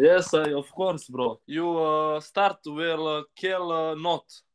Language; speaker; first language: English; non-native, learner; Serbian